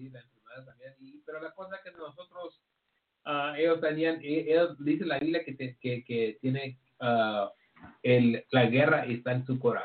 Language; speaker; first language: Spanish; early bilingual, heritage; Spanish